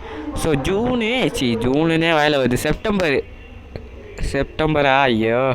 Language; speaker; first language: Tamil; native; Tamil